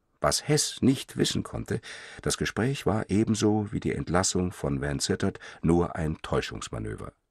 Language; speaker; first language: German; native; German